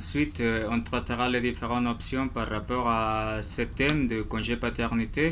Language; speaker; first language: French; non-native, learner; Spanish